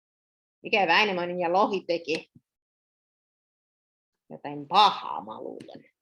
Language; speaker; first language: Finnish; non-native, learner; English